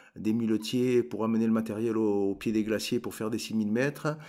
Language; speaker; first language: French; native; French